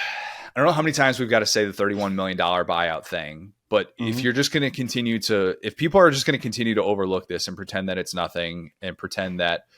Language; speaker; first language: English; native; English